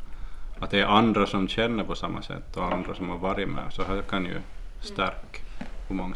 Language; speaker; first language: Swedish; native; Swedish